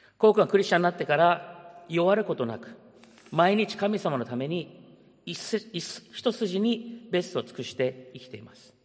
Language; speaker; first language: Japanese; early bilingual, heritage; Japanese